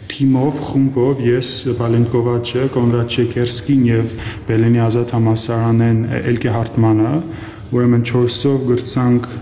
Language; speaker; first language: Armenian; early bilingual, heritage; Armenian